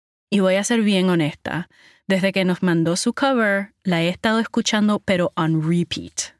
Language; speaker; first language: Spanish; early bilingual, heritage; Spanish